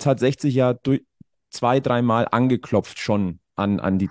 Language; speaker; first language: German; native; German